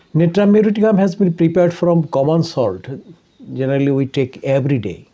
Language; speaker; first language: English; non-native, local second language; Bangla